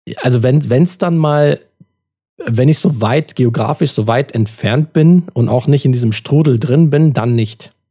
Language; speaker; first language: German; early bilingual, other home language; Turkish